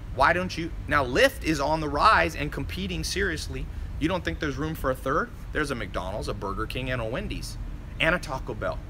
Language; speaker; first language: English; native; English